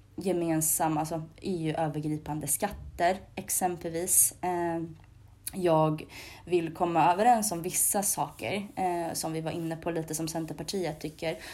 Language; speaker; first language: Swedish; early bilingual, other home language; Hungarian